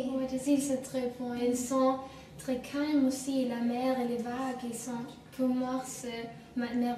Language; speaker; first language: French; non-native, learner; German